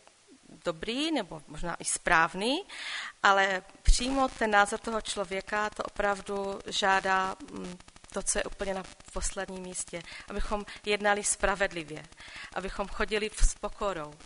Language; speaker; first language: Czech; non-native, local second language; Polish